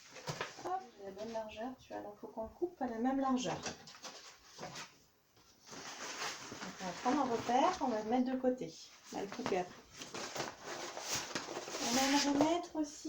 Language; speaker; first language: French; native; French